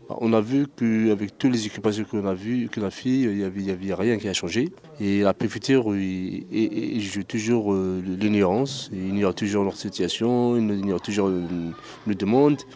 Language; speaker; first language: French; non-native, local second language; Arabic